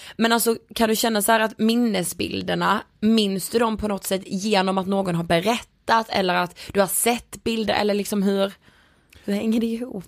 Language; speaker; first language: Swedish; native; Swedish